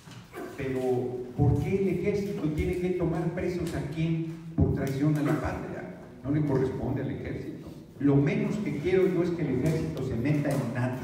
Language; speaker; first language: Spanish; native; Spanish